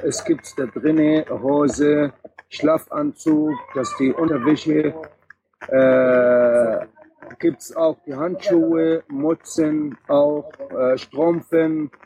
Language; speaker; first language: German; non-native, learner; Arabic